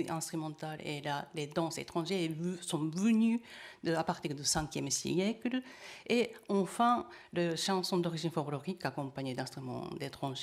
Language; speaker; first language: French; non-native, learner; Japanese